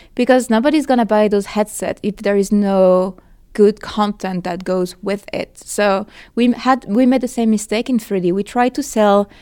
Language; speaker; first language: English; non-native, fluent; French